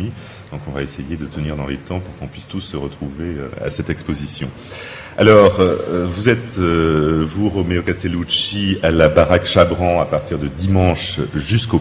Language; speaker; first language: French; native; French